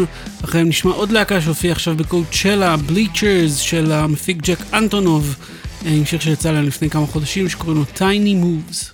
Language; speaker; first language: Hebrew; native; Hebrew